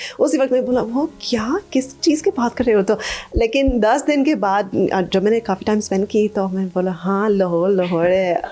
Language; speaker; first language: Urdu; early bilingual, heritage; Urdu